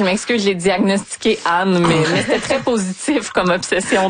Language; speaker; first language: French; native; French